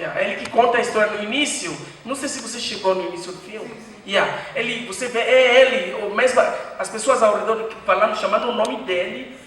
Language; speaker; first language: Portuguese; non-native, fluent; French